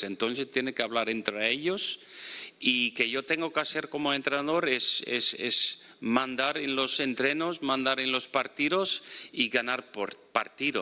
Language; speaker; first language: Spanish; non-native, fluent; Dutch